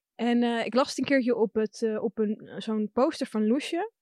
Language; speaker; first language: Dutch; early bilingual, other home language; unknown